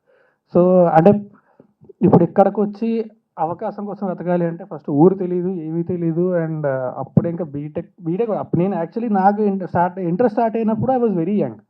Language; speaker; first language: Telugu; native; Telugu